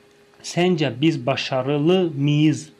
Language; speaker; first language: Turkish; non-native, fluent; Tajik